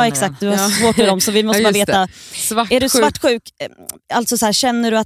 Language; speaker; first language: Swedish; native; Swedish